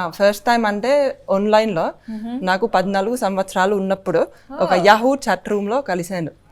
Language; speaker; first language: Telugu; non-native, fluent; Finnish